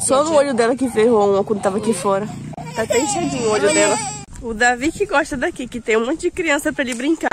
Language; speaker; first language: Portuguese; native; Portuguese